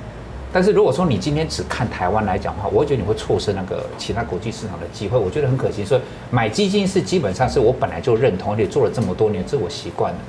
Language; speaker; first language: Chinese; native; Chinese